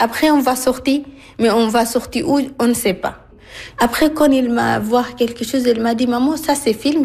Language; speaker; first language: French; non-native, learner; Arabic